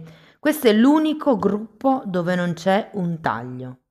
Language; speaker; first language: Italian; native; Italian